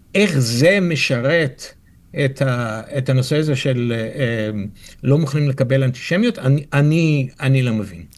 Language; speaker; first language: Hebrew; non-native, fluent; English